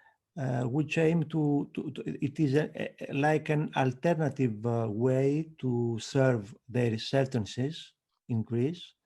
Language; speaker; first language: English; non-native, fluent; Greek